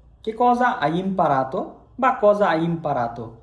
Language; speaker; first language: Italian; non-native, fluent; Bangla